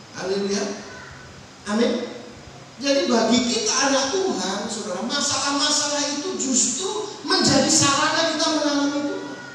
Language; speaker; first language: Indonesian; non-native, local second language; Javanese